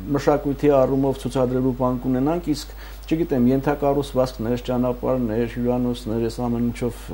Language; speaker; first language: Armenian; native; Armenian